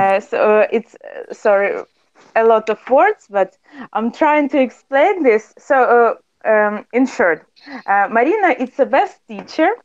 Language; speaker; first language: English; non-native, learner; Russian